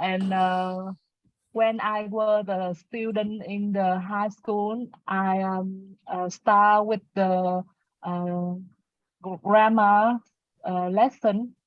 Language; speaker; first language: English; non-native, learner; Vietnamese